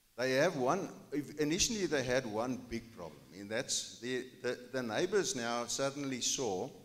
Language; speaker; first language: English; non-native, local second language; Afrikaans